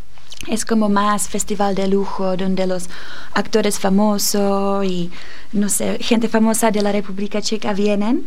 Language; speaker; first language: Spanish; non-native, fluent; Czech